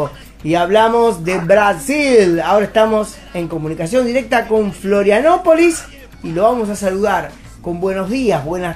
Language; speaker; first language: Spanish; native; Spanish